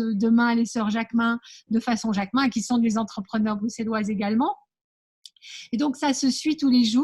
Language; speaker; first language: French; native; French